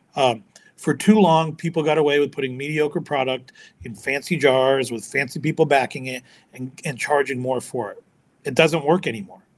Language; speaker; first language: English; native; English